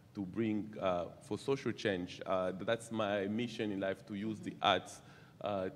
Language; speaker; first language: English; non-native, fluent; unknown